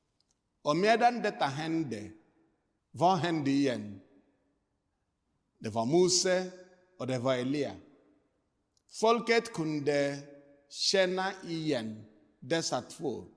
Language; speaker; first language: Swedish; non-native, fluent; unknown